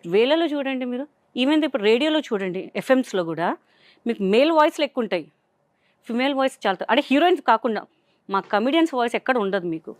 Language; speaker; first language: Telugu; non-native, local second language; Hindi